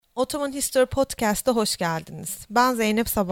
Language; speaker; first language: Turkish; native; Turkish